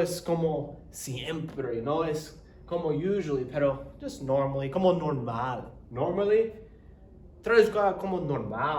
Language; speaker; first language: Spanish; non-native, learner; English